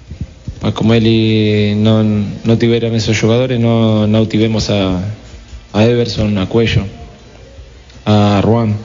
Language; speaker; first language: Portuguese; non-native, fluent; Spanish